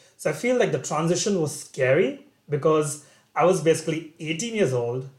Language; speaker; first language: English; non-native, local second language; Bangla